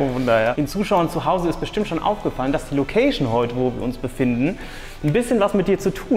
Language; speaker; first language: German; native; German